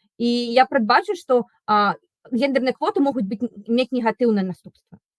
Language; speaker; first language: Belarusian; non-native, local second language; Russian